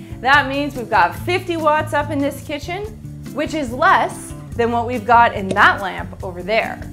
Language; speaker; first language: English; native; English